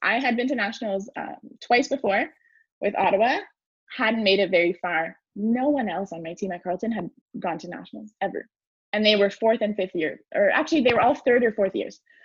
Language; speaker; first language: English; early bilingual, other home language; French